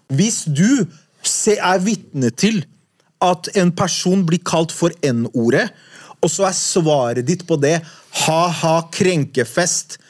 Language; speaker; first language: Norwegian; early bilingual, other home language; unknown